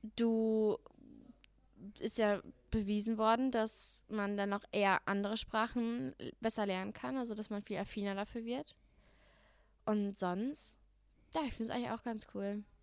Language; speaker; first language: German; native; German